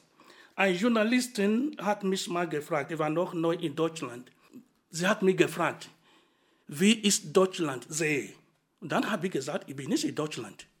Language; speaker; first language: German; non-native, fluent; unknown